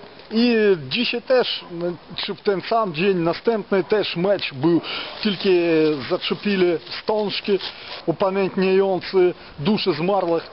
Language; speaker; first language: Polish; non-native, fluent; Ukrainian